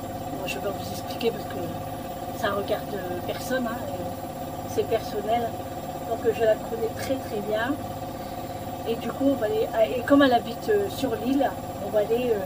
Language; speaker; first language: French; native; French